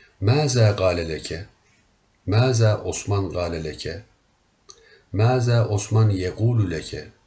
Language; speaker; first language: Arabic; non-native, learner; Turkish